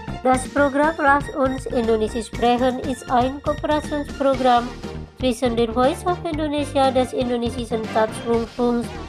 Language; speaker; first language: German; non-native, fluent; Indonesian